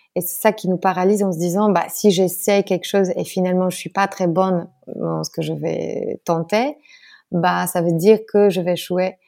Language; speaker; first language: French; non-native, fluent; Polish